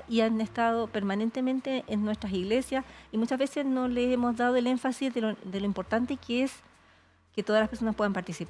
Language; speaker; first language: Spanish; native; Spanish